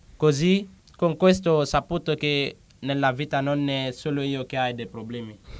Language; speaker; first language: Italian; non-native, learner; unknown